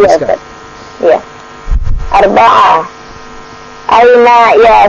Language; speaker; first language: Arabic; non-native, learner; Indonesian